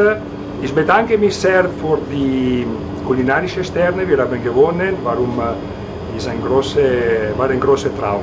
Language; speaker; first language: German; non-native, learner; Italian